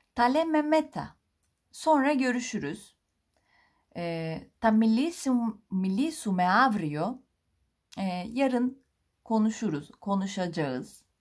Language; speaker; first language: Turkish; native; Turkish